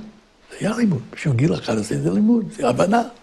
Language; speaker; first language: Hebrew; non-native, fluent; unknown